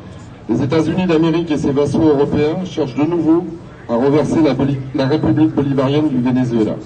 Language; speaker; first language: French; native; French